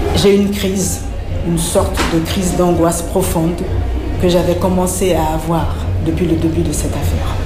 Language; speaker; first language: French; non-native, local second language; Bambara